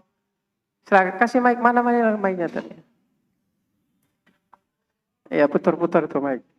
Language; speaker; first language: Indonesian; native; Indonesian